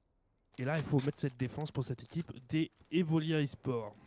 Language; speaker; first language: French; native; French